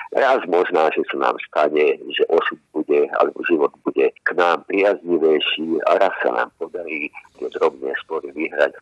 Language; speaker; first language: Slovak; non-native, local second language; Hungarian